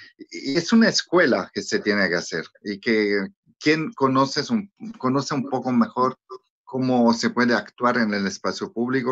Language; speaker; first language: Spanish; non-native, fluent; Italian